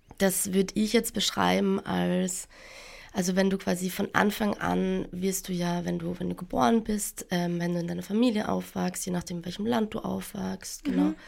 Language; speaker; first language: German; native; German